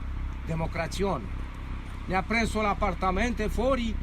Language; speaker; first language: Italian; non-native, learner; Romanian